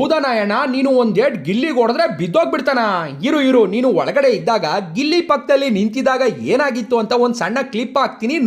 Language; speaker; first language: Kannada; native; Kannada